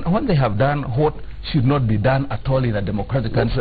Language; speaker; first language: English; non-native, local second language; Kikuyu